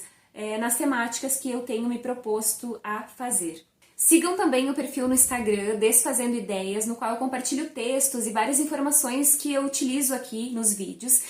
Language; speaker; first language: Portuguese; native; Portuguese